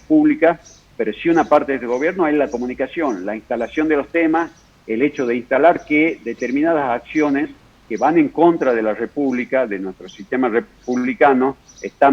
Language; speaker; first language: Spanish; native; Spanish